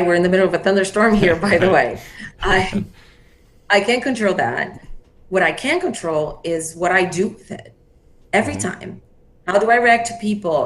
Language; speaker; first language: English; non-native, fluent; Portuguese